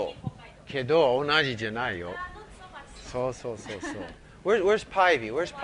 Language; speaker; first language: Japanese; non-native, learner; English